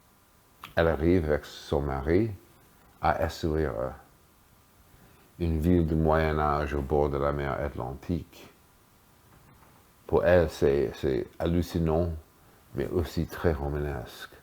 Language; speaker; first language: French; non-native, fluent; English